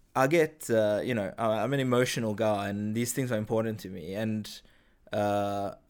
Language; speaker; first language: English; native; English